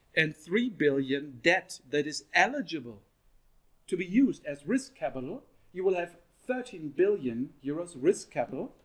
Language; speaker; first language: English; non-native, fluent; German